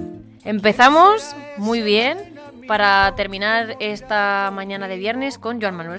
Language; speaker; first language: Spanish; native; Spanish